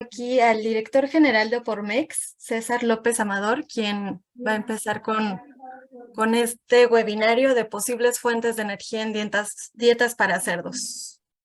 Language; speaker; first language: Spanish; native; Spanish